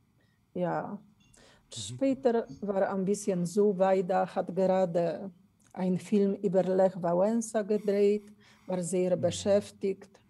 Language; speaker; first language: German; non-native, fluent; Polish